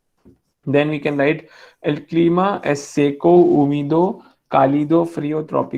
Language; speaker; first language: Spanish; non-native, fluent; Hindi